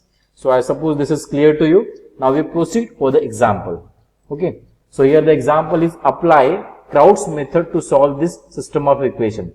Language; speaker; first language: English; non-native, local second language; Hindi